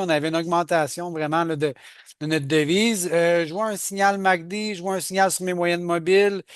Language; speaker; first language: French; native; French